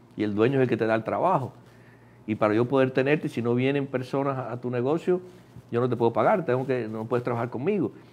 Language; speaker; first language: Spanish; native; Spanish